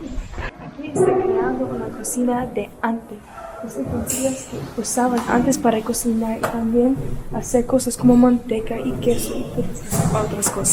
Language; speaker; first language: Spanish; non-native, local second language; Low German